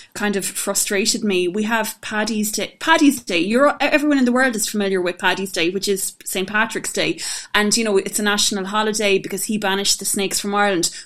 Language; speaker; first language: English; native; English